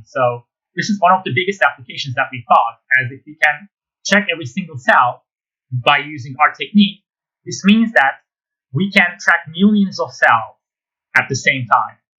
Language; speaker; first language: English; non-native, fluent; Turkish